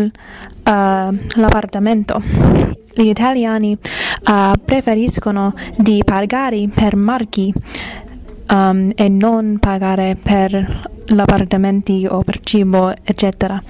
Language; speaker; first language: Italian; non-native, learner; English